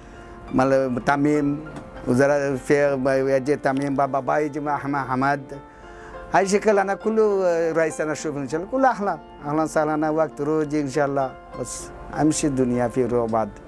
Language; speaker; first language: Arabic; non-native, learner; Bangla